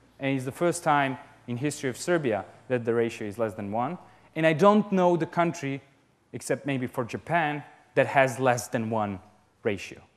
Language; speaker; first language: English; non-native, fluent; Serbian